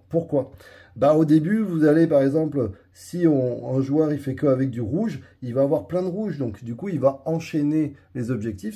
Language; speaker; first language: French; native; French